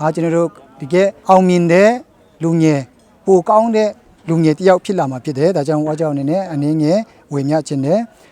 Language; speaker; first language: Burmese; non-native, local second language; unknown